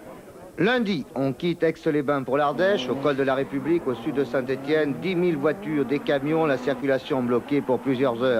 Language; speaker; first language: French; native; French